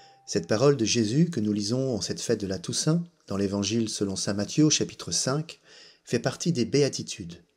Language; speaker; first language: French; native; French